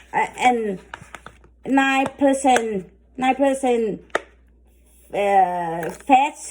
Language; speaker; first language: English; non-native, learner; Thai